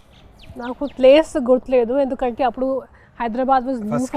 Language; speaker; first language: Telugu; non-native, local second language; Hindi